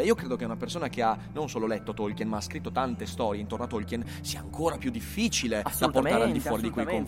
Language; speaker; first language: Italian; native; Italian